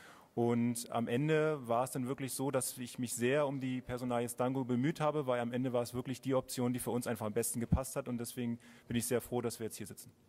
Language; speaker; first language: German; native; German